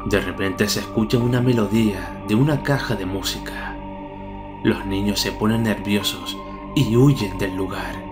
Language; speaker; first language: Spanish; native; Spanish